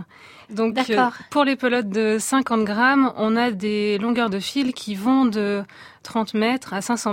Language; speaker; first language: French; native; French